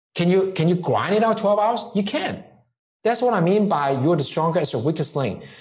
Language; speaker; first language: English; non-native, local second language; Cantonese